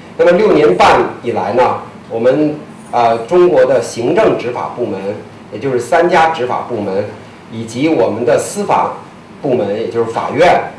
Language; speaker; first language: Chinese; native; Chinese